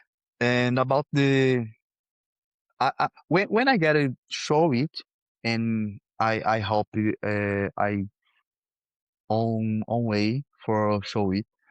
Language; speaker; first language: English; non-native, learner; Portuguese